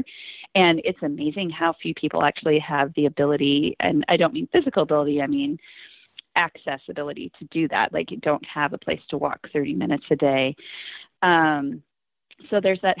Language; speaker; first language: English; native; English